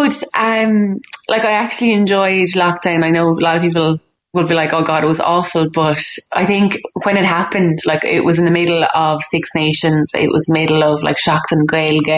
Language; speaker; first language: English; native; English